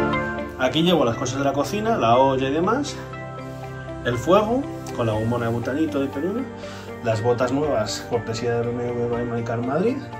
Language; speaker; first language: Spanish; native; Spanish